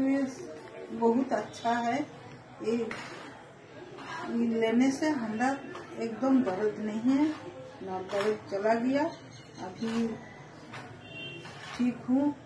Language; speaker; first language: Hindi; non-native, local second language; Bangla